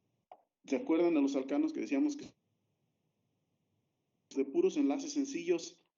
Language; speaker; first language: Spanish; native; Spanish